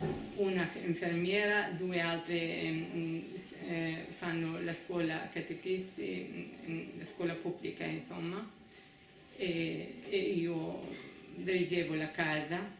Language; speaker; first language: Italian; non-native, fluent; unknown